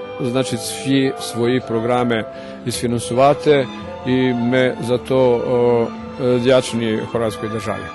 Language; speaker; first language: Ukrainian; early bilingual, heritage; Ukrainian